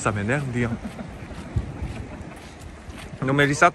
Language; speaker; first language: French; non-native, fluent; Korean